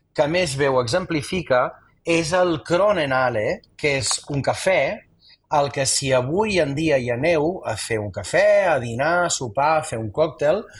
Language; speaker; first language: Catalan; native; Catalan